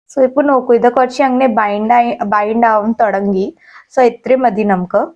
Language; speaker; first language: Malayalam; non-native, local second language; Hindi